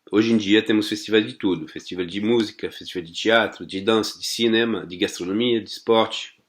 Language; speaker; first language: Portuguese; non-native, fluent; French